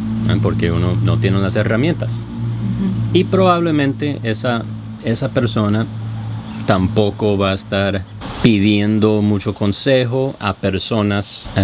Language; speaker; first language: Spanish; non-native, fluent; English